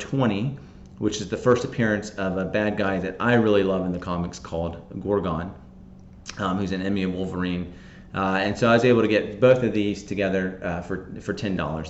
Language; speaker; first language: English; native; English